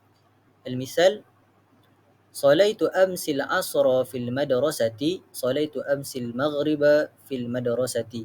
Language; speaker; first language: Arabic; non-native, learner; Malay